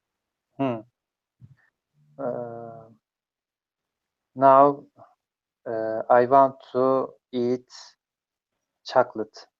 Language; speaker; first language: English; non-native, learner; Turkish